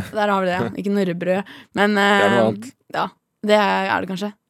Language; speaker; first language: Norwegian; native; Norwegian